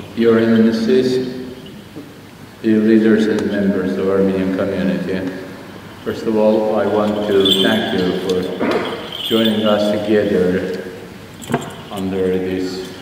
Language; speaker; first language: English; non-native, fluent; Armenian